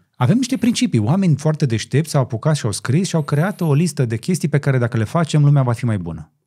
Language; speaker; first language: Romanian; native; Romanian